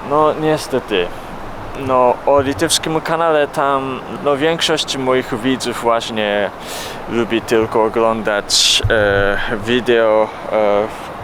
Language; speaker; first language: Polish; non-native, learner; Japanese